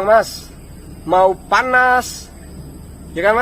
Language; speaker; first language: Indonesian; native; Indonesian